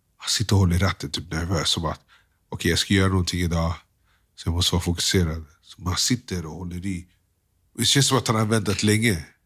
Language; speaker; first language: Swedish; early bilingual, other home language; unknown